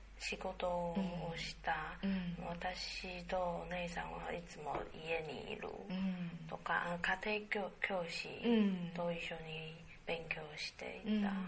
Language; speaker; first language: Japanese; non-native, learner; Chinese